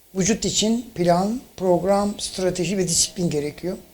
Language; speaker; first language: Turkish; native; Turkish